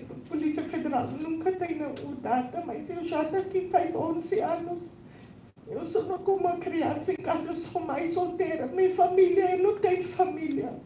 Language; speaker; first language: Portuguese; non-native, learner; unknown